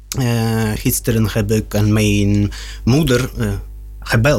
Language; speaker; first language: Dutch; non-native, learner; Russian